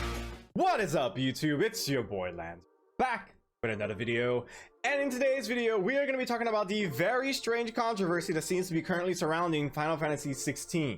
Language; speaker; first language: English; native; English